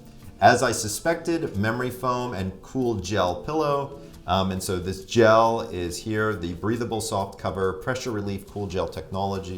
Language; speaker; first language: English; native; English